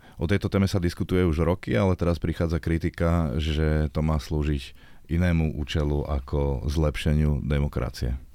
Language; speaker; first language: Slovak; native; Slovak